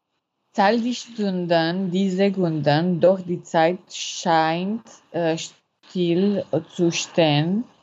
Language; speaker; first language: German; non-native, learner; French